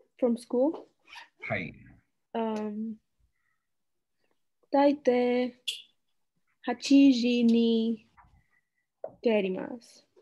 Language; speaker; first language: Japanese; non-native, learner; English